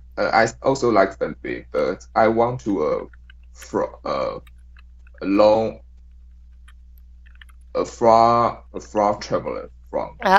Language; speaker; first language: English; non-native, learner; Chinese